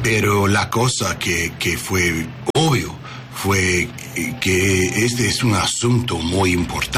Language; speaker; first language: Spanish; non-native, learner; English